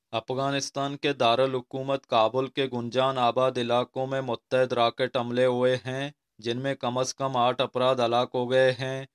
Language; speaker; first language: Urdu; non-native, local second language; Baluchi